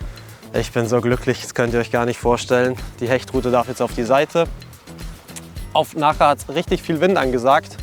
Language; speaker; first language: German; native; German